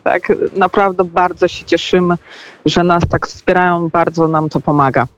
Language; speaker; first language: Polish; non-native, fluent; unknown